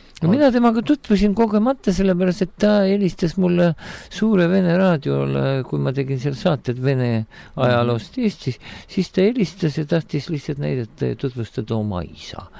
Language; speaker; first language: Estonian; non-native, local second language; Russian